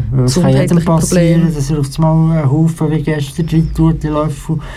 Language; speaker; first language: German; native; German